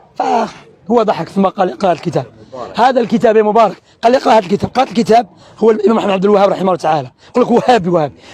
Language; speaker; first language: Arabic; native; Arabic